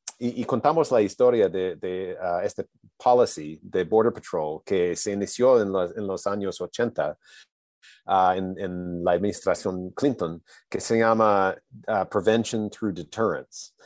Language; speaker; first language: Spanish; non-native, learner; English